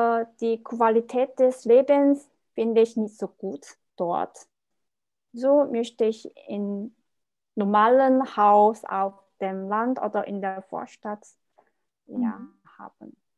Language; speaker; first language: German; non-native, learner; Korean